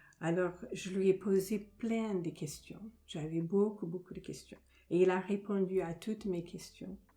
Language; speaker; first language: French; non-native, fluent; English